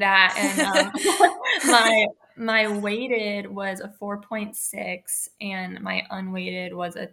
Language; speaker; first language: English; native; English